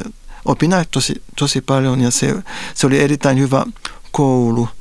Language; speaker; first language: Finnish; non-native, fluent; Spanish